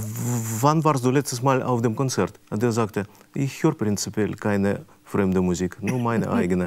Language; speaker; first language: German; non-native, fluent; Russian